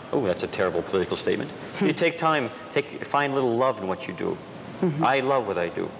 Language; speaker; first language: English; native; English